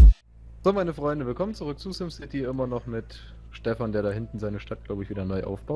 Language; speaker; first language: German; native; German